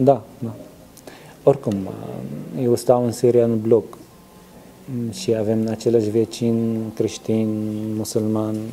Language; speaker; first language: Romanian; non-native, learner; Arabic